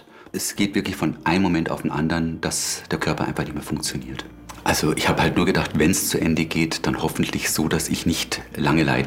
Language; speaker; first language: German; native; German